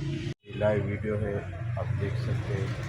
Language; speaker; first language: Hindi; non-native, local second language; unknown